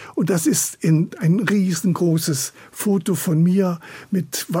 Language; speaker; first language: German; native; German